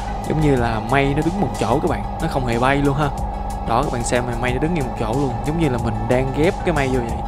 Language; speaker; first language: Vietnamese; native; Vietnamese